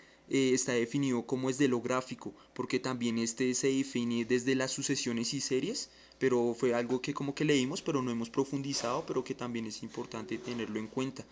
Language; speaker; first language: Spanish; native; Spanish